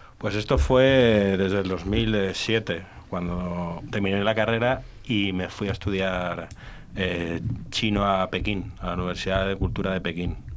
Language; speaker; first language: Spanish; native; Spanish